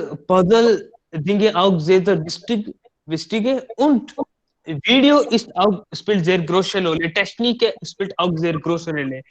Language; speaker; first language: German; non-native, learner; Hindi